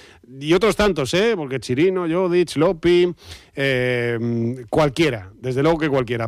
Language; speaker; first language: Spanish; native; Spanish